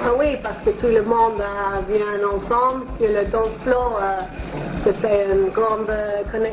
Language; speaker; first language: French; non-native, learner; English